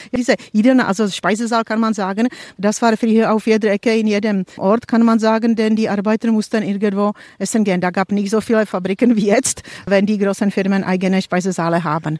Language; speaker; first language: German; non-native, fluent; Czech